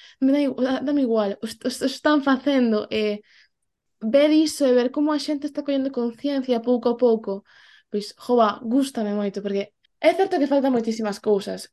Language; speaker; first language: Galician; non-native, local second language; Spanish